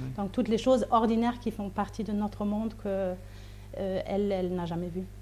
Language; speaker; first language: French; non-native, fluent; German